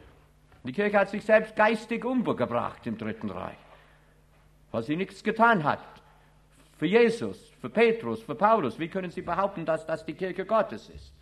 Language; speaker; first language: German; non-native, fluent; English